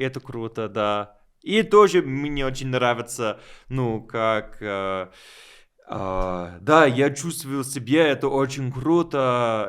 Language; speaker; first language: Russian; non-native, learner; English